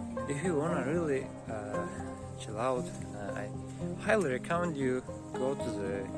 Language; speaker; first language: English; non-native, learner; Uzbek